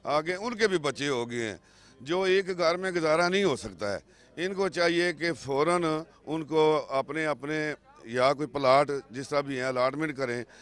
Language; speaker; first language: Urdu; non-native, local second language; Pahari-Potwari